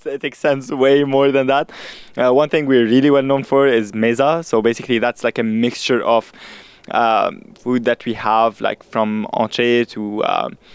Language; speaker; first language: English; non-native, fluent; Arabic